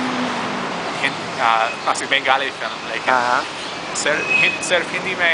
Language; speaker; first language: Hindi; non-native, learner; English